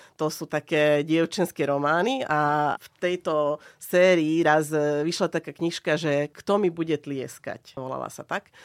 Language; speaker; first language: Slovak; non-native, local second language; Hungarian